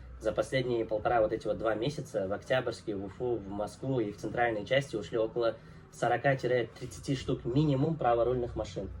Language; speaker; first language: Russian; non-native, local second language; Uzbek